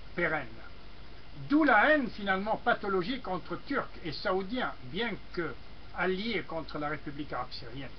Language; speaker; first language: French; non-native, local second language; Arabic